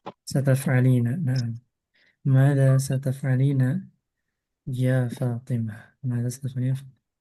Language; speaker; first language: Arabic; non-native, fluent; Indonesian